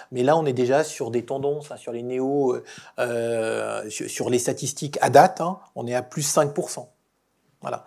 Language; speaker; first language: French; native; French